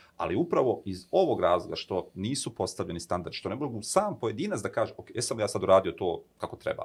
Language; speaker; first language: Bosnian; native; Bosnian